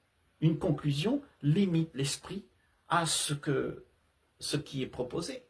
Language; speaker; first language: French; native; French